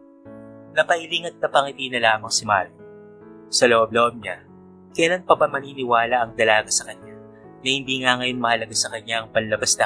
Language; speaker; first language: Filipino; native; Filipino